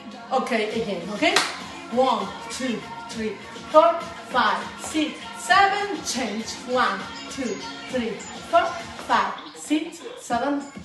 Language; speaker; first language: English; non-native, learner; Spanish